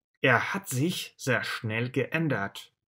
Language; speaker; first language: German; non-native, fluent; Russian